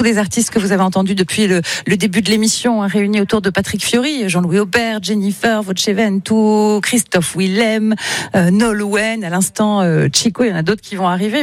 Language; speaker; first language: French; native; French